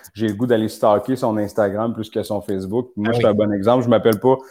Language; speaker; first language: French; native; French